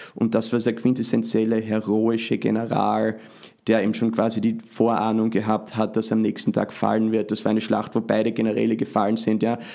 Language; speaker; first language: German; native; German